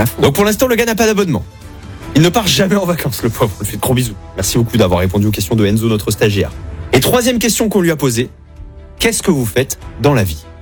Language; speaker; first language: French; native; French